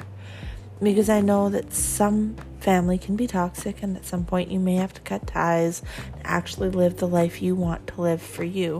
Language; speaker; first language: English; native; English